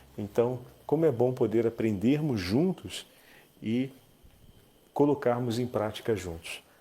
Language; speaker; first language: Portuguese; native; Portuguese